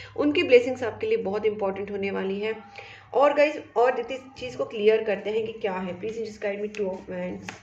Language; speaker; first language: Hindi; non-native, local second language; Marathi